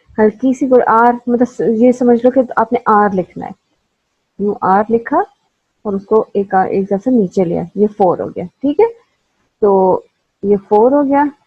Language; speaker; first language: Urdu; native; Urdu